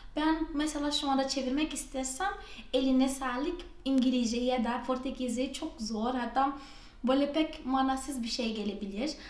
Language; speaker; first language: Turkish; non-native, fluent; Portuguese